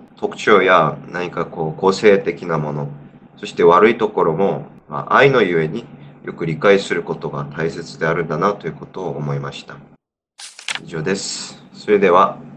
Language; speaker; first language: Japanese; non-native, fluent; Korean